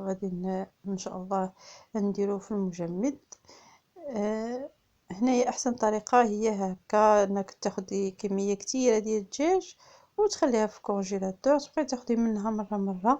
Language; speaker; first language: Arabic; native; Arabic